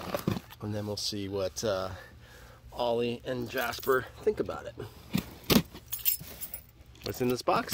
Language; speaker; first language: English; native; English